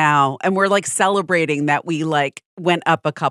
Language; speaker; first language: English; native; English